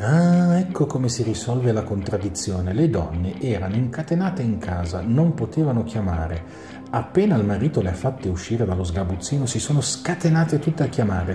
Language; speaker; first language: Italian; native; Italian